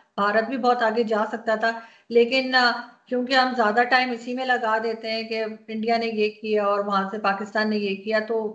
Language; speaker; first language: Urdu; native; Urdu